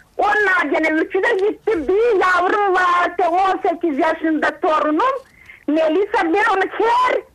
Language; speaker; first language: Turkish; native; Turkish